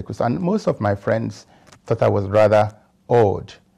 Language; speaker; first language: English; non-native, local second language; Yoruba